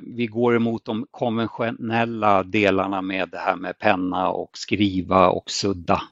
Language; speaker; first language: Swedish; native; Swedish